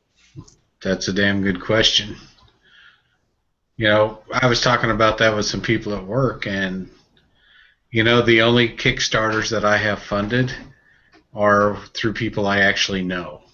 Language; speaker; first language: English; native; English